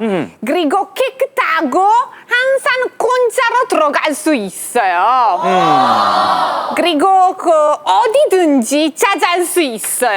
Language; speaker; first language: Korean; non-native, fluent; Italian